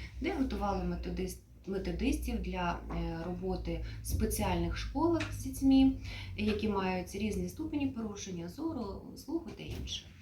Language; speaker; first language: Ukrainian; native; Ukrainian